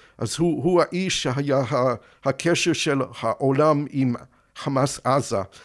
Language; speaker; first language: Hebrew; non-native, fluent; English